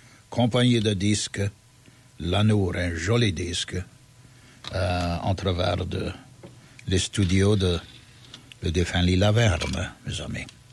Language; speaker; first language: French; early bilingual, heritage; French